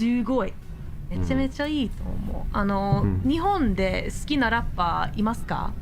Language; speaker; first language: Japanese; non-native, learner; English